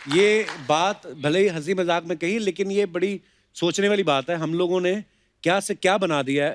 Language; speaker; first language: Hindi; native; Hindi